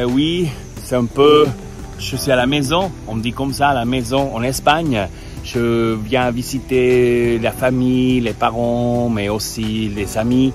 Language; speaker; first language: French; non-native, learner; Spanish